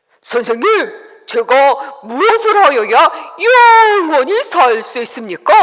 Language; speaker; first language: Korean; native; Korean